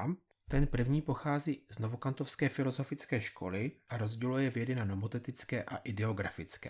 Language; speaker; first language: Czech; native; Czech